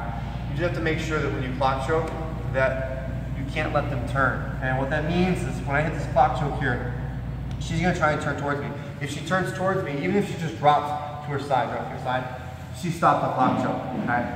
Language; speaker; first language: English; native; English